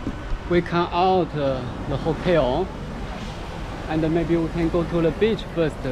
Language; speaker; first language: English; non-native, learner; Chinese